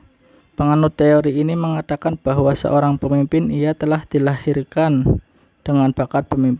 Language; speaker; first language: Indonesian; native; Indonesian